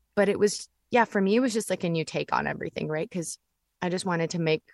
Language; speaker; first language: English; native; English